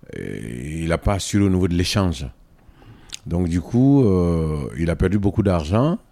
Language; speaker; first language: French; non-native, local second language; Dyula